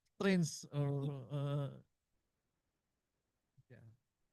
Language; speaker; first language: English; non-native, learner; Indonesian